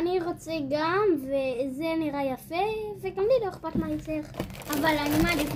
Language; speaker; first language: Hebrew; native; Hebrew